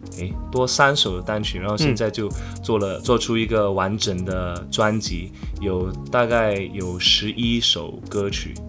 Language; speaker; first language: Chinese; non-native, local second language; English